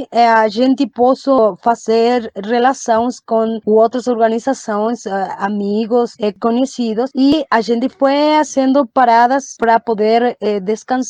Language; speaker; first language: Portuguese; non-native, learner; Spanish